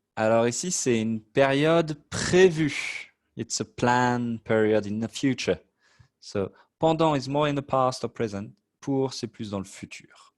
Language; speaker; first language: French; native; French